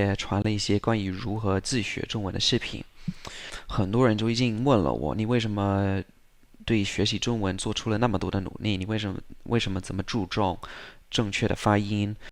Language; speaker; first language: Chinese; non-native, fluent; English